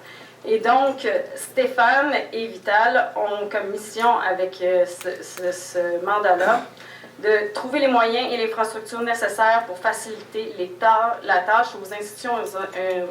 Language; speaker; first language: French; native; French